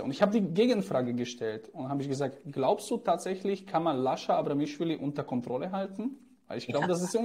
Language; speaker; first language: German; native; German